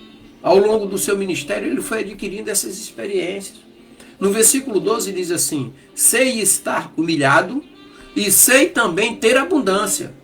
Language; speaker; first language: Portuguese; native; Portuguese